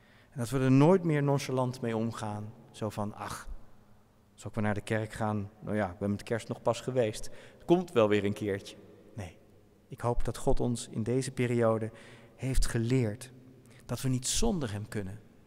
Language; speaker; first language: Dutch; native; Dutch